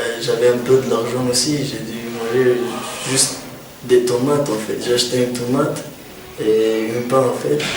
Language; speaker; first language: French; non-native, fluent; Kurdish